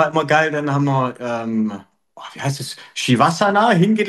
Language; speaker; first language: German; native; German